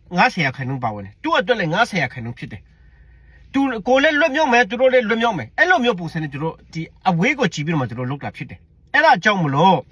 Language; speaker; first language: Burmese; non-native, local second language; Hakha Chin